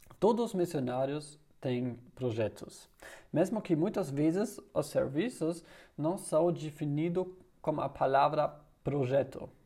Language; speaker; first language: Portuguese; non-native, learner; German